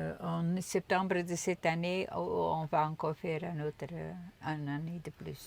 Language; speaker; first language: French; non-native, local second language; Dutch